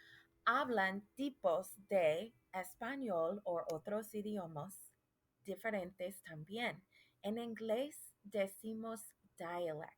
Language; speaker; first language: Spanish; non-native, fluent; English